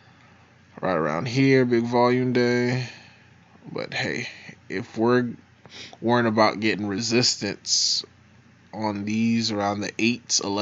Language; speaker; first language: English; native; English